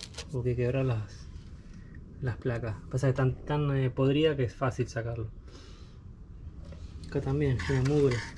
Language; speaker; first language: Spanish; native; Spanish